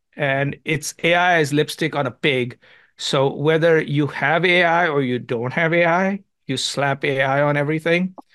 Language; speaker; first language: English; non-native, local second language; Gujarati